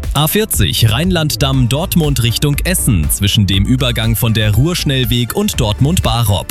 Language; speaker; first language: German; native; German